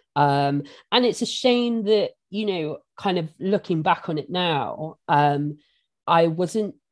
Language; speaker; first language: English; native; English